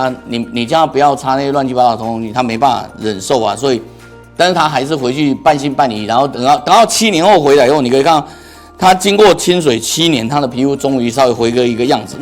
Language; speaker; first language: Chinese; native; Chinese